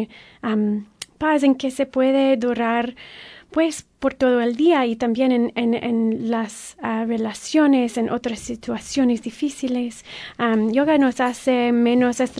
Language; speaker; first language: Spanish; early bilingual, heritage; Spanish